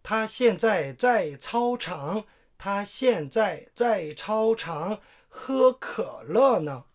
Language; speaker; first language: Chinese; non-native, fluent; Korean